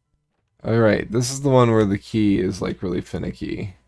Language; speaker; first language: English; native; English